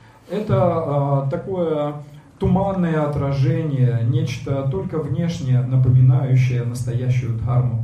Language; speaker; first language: Russian; native; Russian